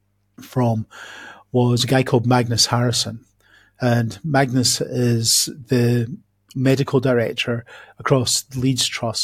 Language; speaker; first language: English; native; English